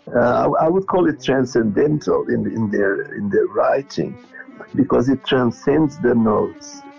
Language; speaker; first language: English; non-native, fluent; Portuguese